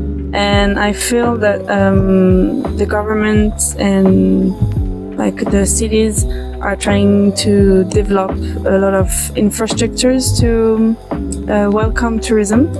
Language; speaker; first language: English; non-native, fluent; French